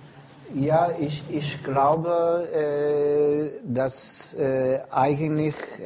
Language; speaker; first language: German; non-native, fluent; English